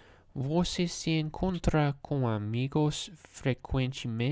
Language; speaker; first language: Portuguese; non-native, learner; English